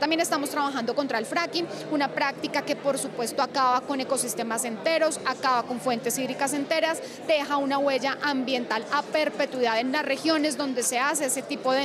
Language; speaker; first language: Spanish; native; Spanish